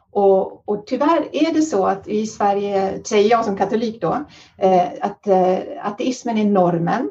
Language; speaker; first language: Swedish; early bilingual, heritage; Swedish